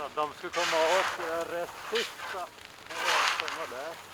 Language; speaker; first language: Swedish; native; Swedish